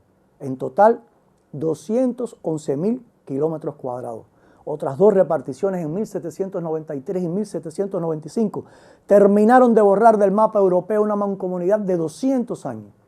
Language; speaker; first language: Spanish; native; Spanish